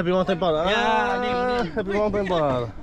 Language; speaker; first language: English; non-native, learner; Polish